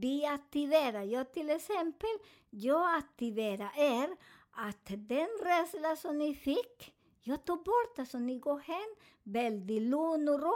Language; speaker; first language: Swedish; non-native, fluent; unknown